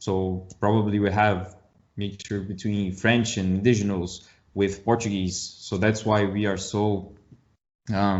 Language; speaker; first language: English; non-native, learner; Portuguese